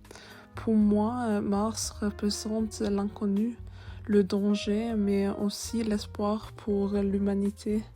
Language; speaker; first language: French; non-native, learner; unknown